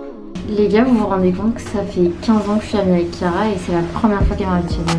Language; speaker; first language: French; native; French